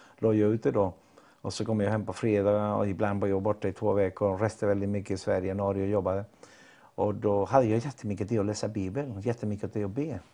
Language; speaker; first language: Swedish; non-native, fluent; Spanish